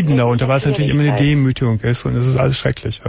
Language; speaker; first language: German; native; German